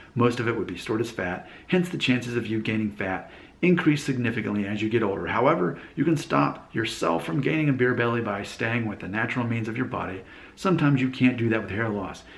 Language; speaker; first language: English; native; English